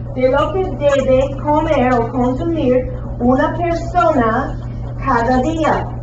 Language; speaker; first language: Spanish; non-native, fluent; English